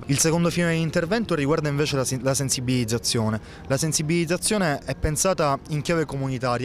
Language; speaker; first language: Italian; native; Italian